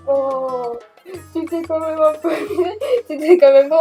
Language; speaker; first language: French; native; French